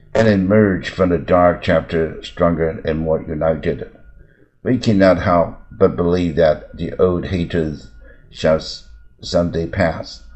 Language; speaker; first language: English; non-native, fluent; Chinese